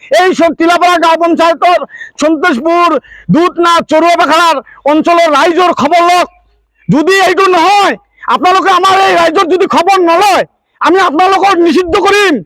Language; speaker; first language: Assamese; non-native, local second language; Bangla